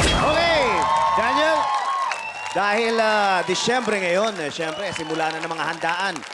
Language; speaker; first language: Filipino; native; Filipino